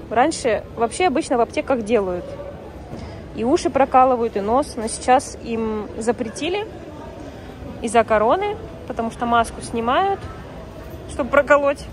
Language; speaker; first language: Russian; native; Russian